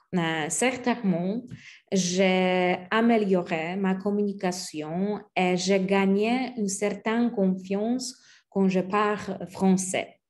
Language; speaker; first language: French; non-native, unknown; Polish